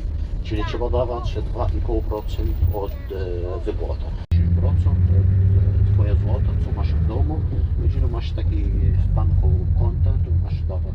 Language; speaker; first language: Polish; non-native, learner; Arabic